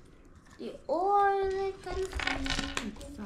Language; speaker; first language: German; early bilingual, heritage; Bosnian